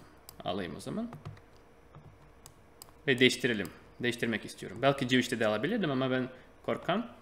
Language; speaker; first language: Turkish; non-native, fluent; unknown